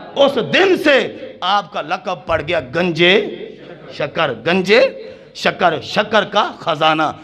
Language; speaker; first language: Urdu; non-native, local second language; Punjabi